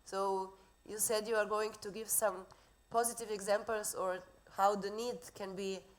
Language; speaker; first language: English; non-native, fluent; Slovenian